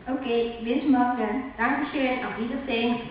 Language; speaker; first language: German; non-native, learner; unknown